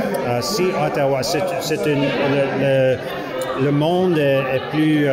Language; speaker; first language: French; non-native, learner; English